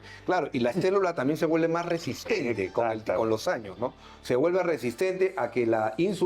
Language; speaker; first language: Spanish; native; Spanish